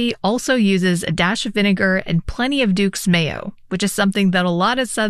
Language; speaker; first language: English; native; English